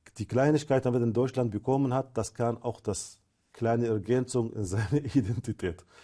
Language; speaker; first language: German; non-native, fluent; Arabic